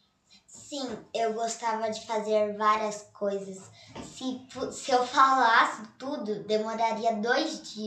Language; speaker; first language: Portuguese; early bilingual, heritage; Portuguese